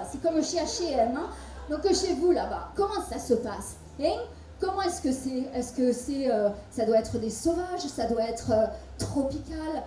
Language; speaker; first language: French; native; French